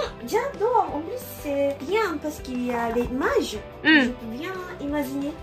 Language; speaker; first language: French; non-native, learner; Japanese